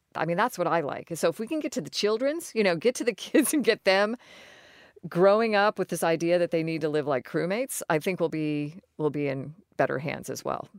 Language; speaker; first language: English; native; English